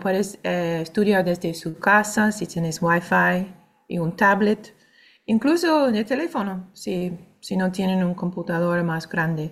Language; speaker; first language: Spanish; non-native, fluent; English